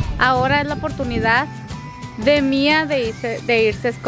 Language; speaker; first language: Spanish; native; Spanish